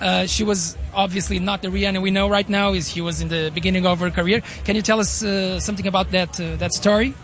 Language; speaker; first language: English; non-native, fluent; Portuguese